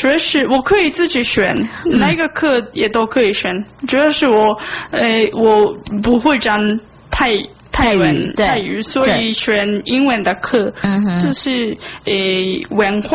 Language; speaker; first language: Chinese; non-native, fluent; Japanese